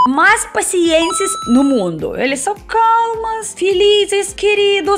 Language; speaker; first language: Portuguese; non-native, learner; Russian